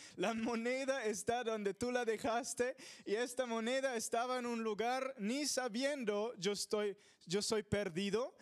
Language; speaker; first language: Spanish; non-native, fluent; English